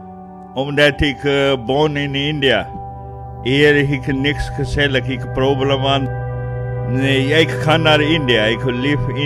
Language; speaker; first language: Dutch; non-native, learner; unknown